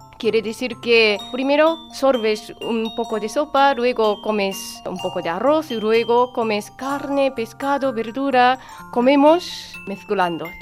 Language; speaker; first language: Spanish; non-native, fluent; Japanese